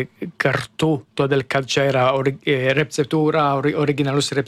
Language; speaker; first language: Lithuanian; non-native, learner; Italian